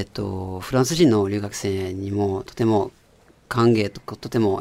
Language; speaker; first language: Japanese; non-native, fluent; French